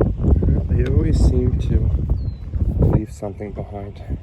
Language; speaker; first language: English; native; English